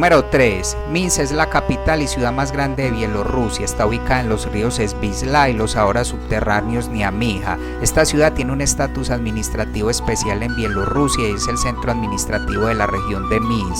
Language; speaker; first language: Spanish; native; Spanish